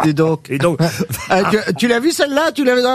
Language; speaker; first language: French; native; French